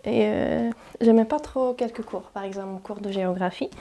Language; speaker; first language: French; non-native, fluent; Czech